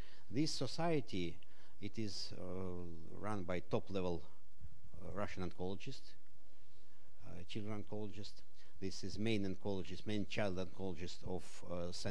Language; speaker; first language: English; non-native, fluent; Russian